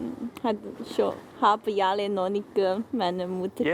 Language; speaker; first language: German; non-native, learner; Chinese